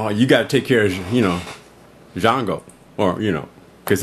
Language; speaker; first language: English; native; English